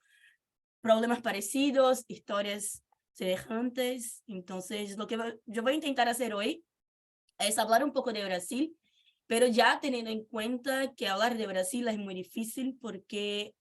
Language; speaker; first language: Spanish; non-native, fluent; Portuguese